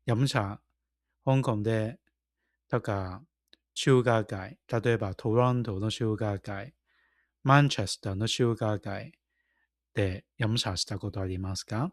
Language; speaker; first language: Japanese; non-native, learner; Cantonese